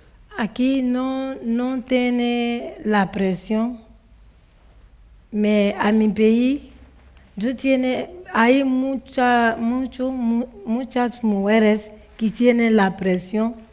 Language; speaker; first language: Spanish; non-native, learner; French